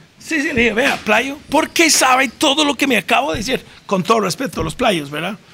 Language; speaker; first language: Spanish; non-native, fluent; English